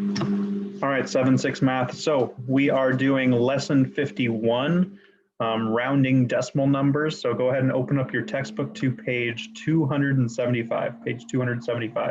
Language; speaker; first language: English; native; English